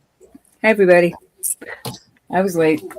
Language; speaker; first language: English; native; English